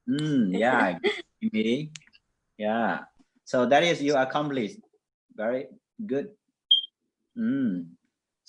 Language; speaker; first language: English; non-native, fluent; Mon